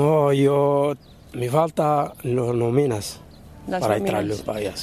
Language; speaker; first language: Spanish; non-native, learner; Arabic